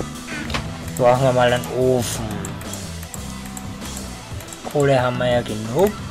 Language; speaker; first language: German; native; German